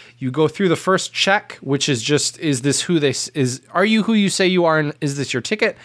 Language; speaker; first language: English; native; English